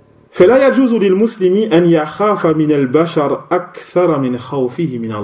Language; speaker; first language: Arabic; non-native, fluent; French